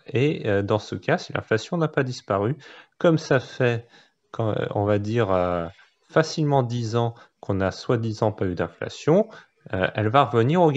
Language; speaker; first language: French; native; French